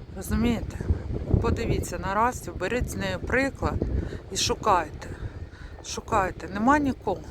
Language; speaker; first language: Ukrainian; native; Ukrainian